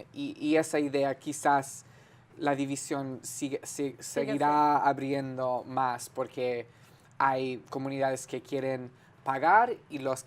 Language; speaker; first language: Spanish; non-native, fluent; English